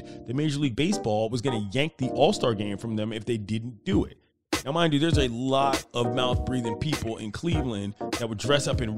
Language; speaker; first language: English; native; English